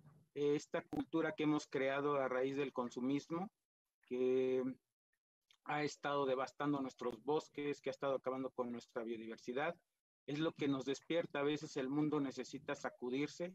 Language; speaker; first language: Spanish; native; Spanish